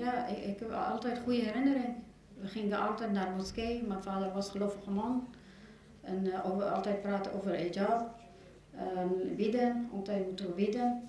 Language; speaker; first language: Dutch; non-native, learner; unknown